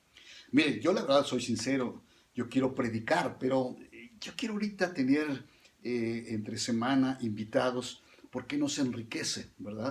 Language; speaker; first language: Spanish; native; Spanish